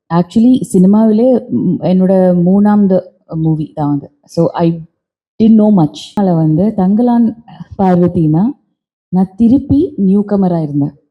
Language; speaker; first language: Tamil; non-native, learner; Malayalam